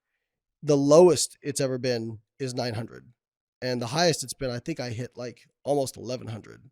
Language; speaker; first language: English; native; English